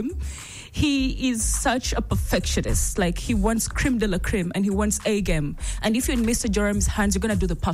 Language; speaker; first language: English; non-native, local second language; Ganda